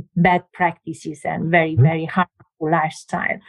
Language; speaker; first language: English; non-native, fluent; Romanian